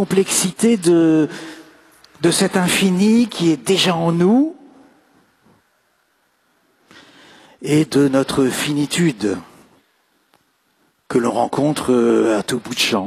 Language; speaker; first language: French; native; French